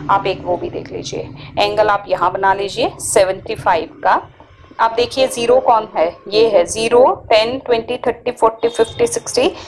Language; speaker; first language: Hindi; native; Hindi